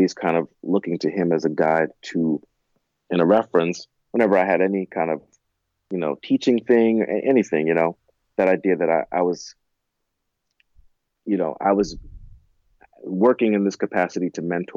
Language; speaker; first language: English; native; English